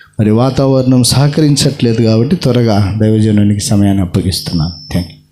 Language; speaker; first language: Telugu; non-native, local second language; Lambadi